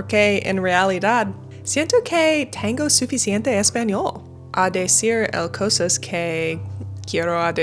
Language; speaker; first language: Spanish; non-native, learner; English